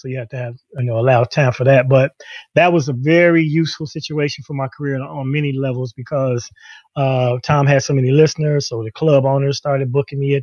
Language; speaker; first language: English; native; English